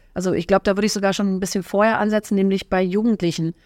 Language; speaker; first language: German; native; German